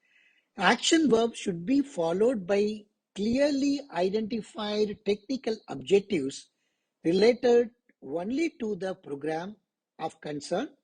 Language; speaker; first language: English; non-native, local second language; Tamil